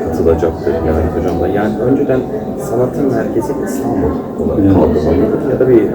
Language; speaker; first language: Turkish; native; Turkish